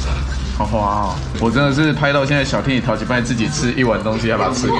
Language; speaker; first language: Chinese; native; Chinese